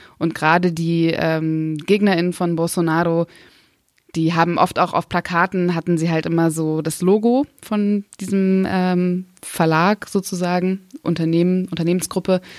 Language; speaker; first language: German; early bilingual, other home language; Kurdish